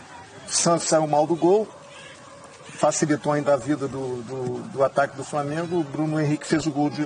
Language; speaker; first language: Portuguese; native; Portuguese